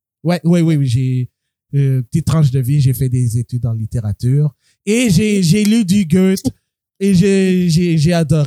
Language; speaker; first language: French; native; French